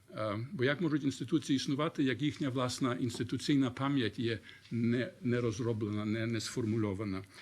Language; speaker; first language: Ukrainian; early bilingual, heritage; Ukrainian